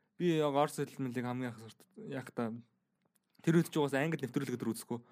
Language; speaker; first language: Mongolian; native; Mongolian